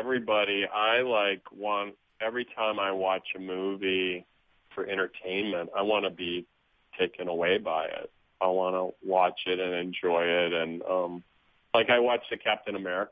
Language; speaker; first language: English; native; English